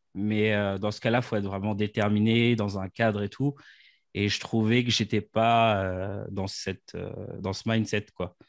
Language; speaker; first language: French; native; French